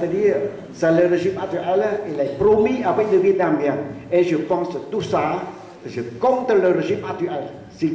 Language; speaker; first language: French; non-native, learner; Khmer